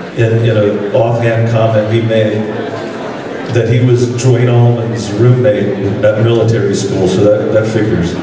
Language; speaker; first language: English; native; English